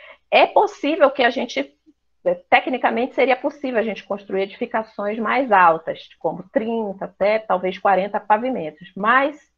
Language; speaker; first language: Portuguese; native; Portuguese